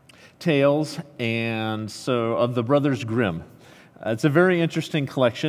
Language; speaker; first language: English; native; English